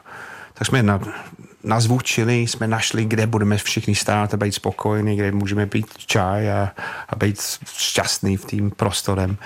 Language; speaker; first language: Czech; non-native, fluent; English